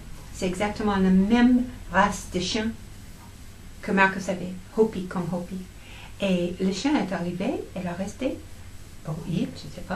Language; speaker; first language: French; non-native, fluent; English